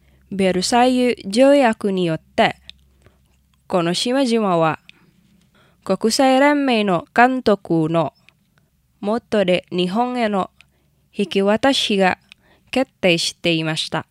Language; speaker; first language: Japanese; non-native, fluent; Indonesian